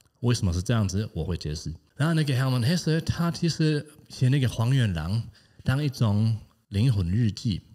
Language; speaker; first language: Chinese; non-native, fluent; German